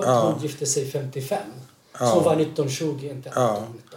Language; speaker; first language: Swedish; non-native, fluent; Arabic